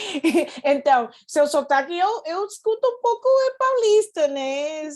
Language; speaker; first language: Portuguese; non-native, fluent; Spanish